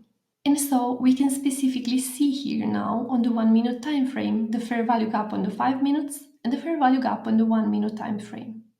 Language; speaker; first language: English; non-native, fluent; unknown